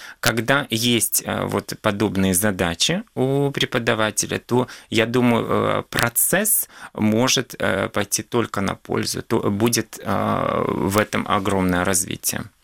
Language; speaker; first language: Russian; non-native, local second language; Crimean Tatar